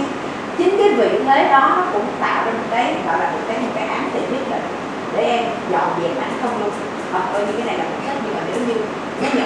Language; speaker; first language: Vietnamese; native; Vietnamese